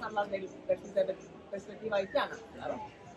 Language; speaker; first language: Spanish; non-native, learner; English